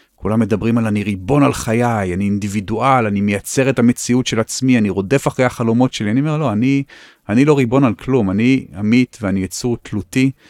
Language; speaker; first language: Hebrew; native; Hebrew